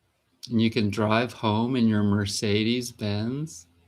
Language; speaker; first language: English; native; English